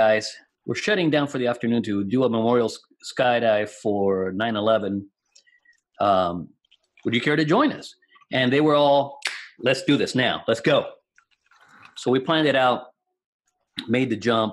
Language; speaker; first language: English; non-native, fluent; Spanish